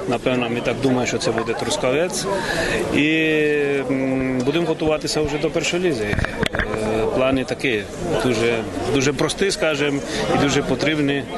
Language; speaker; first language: Ukrainian; non-native, fluent; Georgian